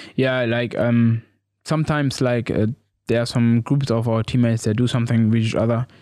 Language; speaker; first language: English; non-native, learner; German